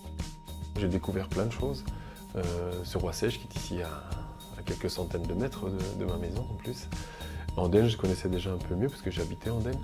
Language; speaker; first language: French; native; French